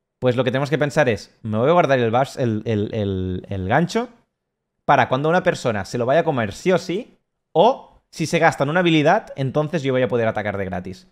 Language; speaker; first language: Spanish; native; Spanish